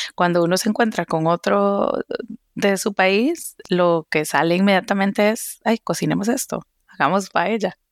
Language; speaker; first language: Spanish; native; Spanish